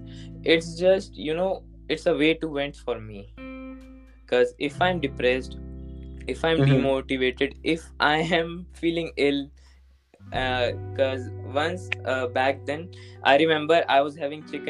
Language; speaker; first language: English; non-native, local second language; Hindi